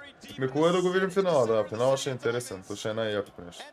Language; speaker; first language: Bulgarian; native; Bulgarian